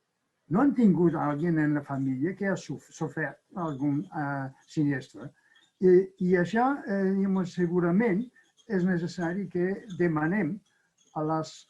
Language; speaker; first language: Catalan; non-native, fluent; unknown